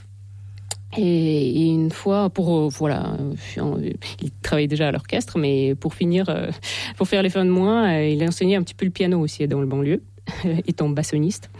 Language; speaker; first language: French; non-native, fluent; Russian